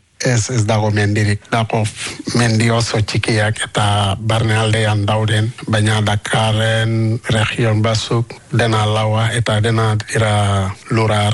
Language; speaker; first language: Basque; non-native, learner; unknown